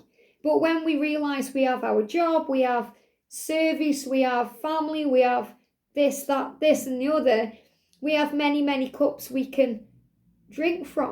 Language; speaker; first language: English; native; English